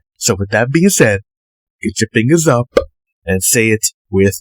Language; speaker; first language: English; native; English